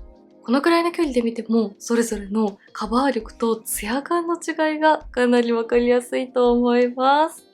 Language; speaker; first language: Japanese; native; Japanese